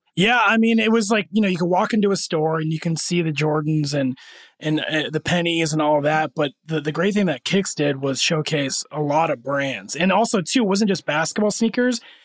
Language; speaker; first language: English; early bilingual, other home language; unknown